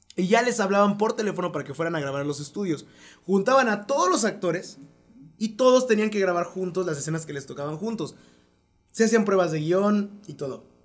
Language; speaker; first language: Spanish; native; Spanish